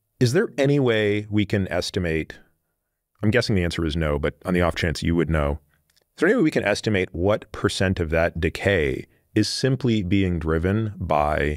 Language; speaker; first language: English; native; English